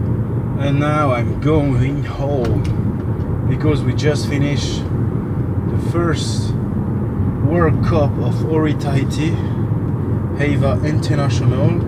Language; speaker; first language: English; non-native, local second language; French